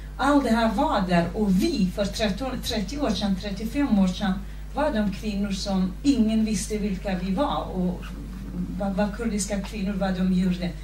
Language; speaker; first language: Swedish; non-native, fluent; Central Kurdish